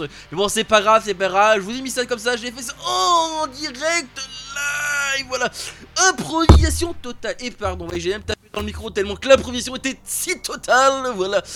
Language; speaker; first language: French; native; French